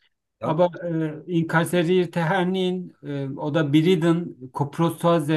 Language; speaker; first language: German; non-native, learner; Turkish